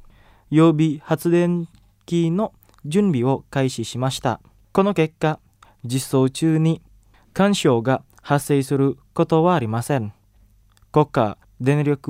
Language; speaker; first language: Japanese; non-native, fluent; Indonesian